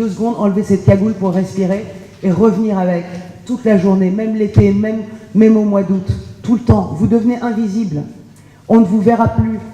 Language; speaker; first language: French; early bilingual, other home language; Persian